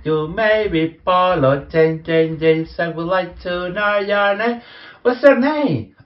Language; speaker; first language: English; non-native, fluent; Spanish